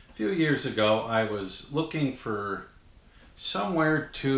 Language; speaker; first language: English; native; English